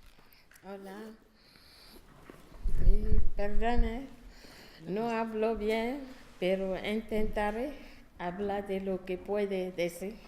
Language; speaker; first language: Spanish; non-native, learner; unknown